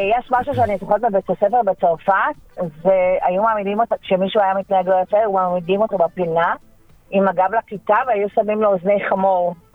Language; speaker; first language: Hebrew; early bilingual, other home language; French